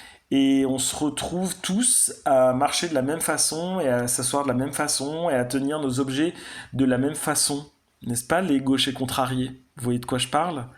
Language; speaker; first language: French; native; French